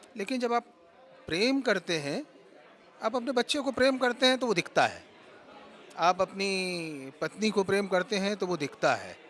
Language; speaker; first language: Hindi; native; Hindi